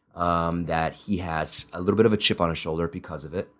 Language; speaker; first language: English; early bilingual, other home language; Italian